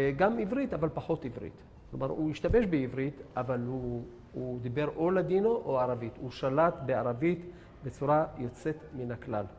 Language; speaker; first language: Hebrew; native; Hebrew